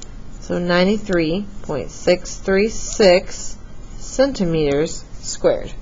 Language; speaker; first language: English; native; English